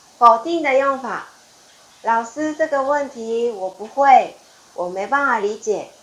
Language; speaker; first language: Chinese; non-native, fluent; Japanese